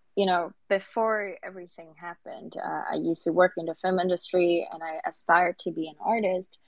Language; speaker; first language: English; non-native, local second language; Cantonese